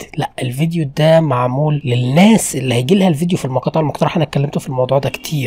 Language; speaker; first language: Arabic; native; Arabic